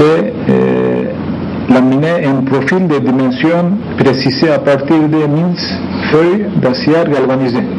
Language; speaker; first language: French; non-native, learner; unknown